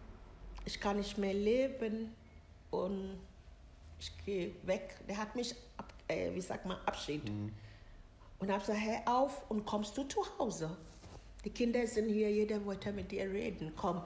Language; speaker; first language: German; non-native, learner; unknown